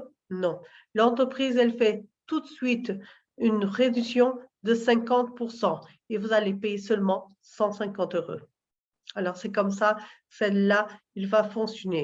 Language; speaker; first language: French; non-native, learner; Portuguese